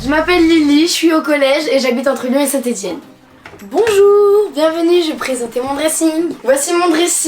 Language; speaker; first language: French; native; French